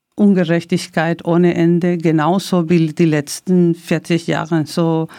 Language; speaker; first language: German; non-native, learner; Spanish